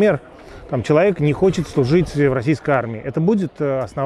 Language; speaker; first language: Russian; native; Russian